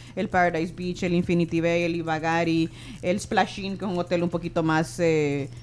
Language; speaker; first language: Spanish; native; Spanish